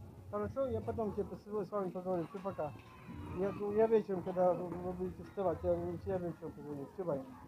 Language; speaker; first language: Russian; early bilingual, heritage; Russian